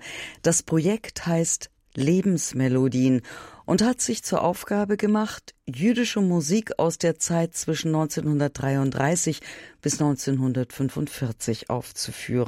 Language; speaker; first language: German; native; German